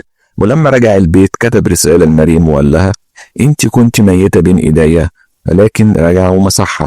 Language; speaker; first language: Arabic; native; Arabic